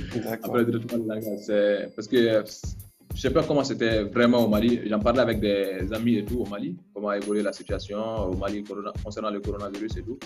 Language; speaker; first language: French; non-native, local second language; Bambara